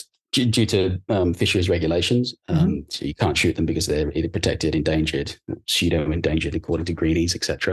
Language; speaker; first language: English; native; English